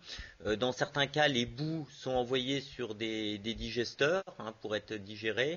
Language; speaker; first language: French; native; French